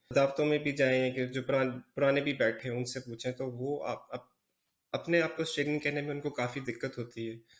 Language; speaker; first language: Urdu; native; Urdu